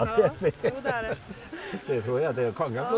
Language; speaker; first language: Swedish; non-native, learner; Icelandic